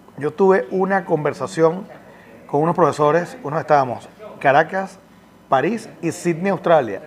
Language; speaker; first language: Spanish; native; Spanish